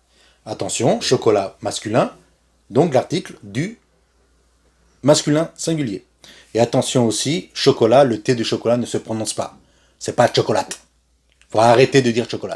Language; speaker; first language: French; non-native, fluent; Spanish